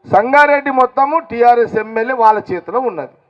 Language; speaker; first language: Telugu; native; Telugu